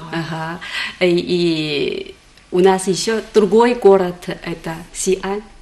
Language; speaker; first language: Russian; non-native, learner; Chinese